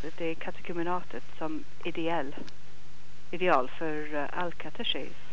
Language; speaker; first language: Swedish; non-native, fluent; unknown